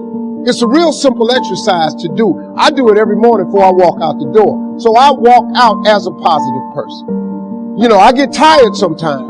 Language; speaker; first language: English; native; English